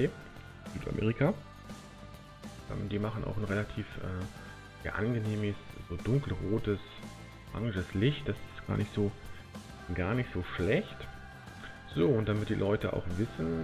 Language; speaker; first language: German; native; German